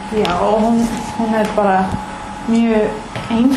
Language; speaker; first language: Icelandic; non-native, learner; English